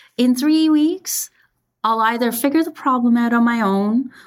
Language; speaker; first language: English; early bilingual, other home language; Persian